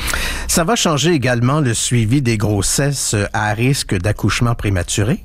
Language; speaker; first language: French; native; French